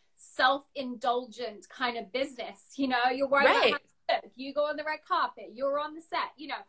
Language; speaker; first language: English; native; English